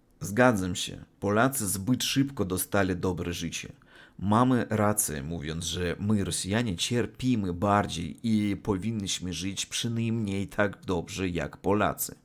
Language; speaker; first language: Polish; non-native, learner; Russian